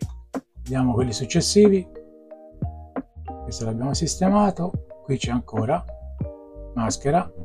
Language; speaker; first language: Italian; native; Italian